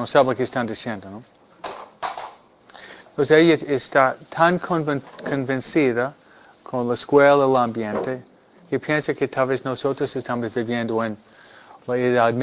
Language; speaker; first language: Spanish; non-native, fluent; English